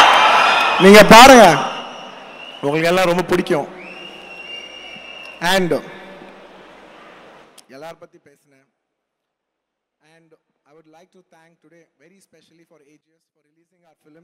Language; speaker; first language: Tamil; non-native, local second language; Telugu